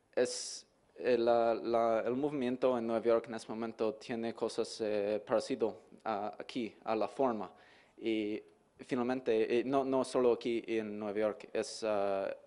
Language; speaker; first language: Spanish; non-native, learner; English